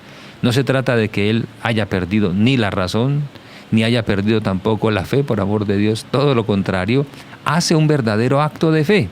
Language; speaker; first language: Spanish; native; Spanish